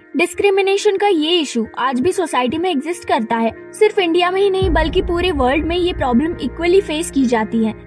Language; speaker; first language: Hindi; native; Hindi